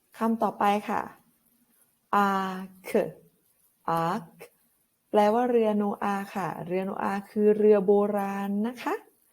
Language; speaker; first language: Thai; native; Thai